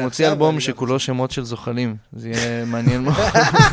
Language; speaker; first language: Hebrew; native; Hebrew